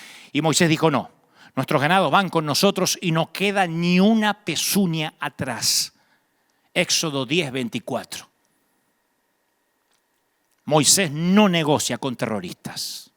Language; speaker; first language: Spanish; native; Spanish